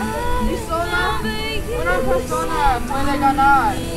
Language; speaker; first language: Spanish; non-native, learner; English